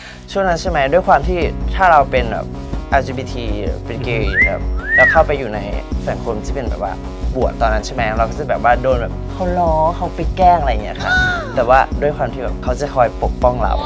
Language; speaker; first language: Thai; native; Thai